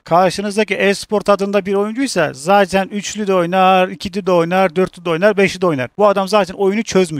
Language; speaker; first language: Turkish; native; Turkish